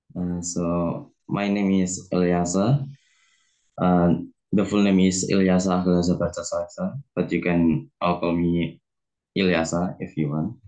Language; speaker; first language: English; non-native, learner; Indonesian